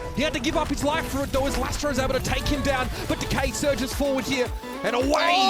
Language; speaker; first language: English; native; English